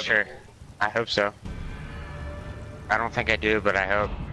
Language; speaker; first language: English; native; English